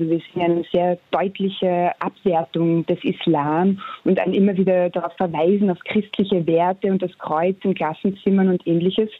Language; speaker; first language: German; native; German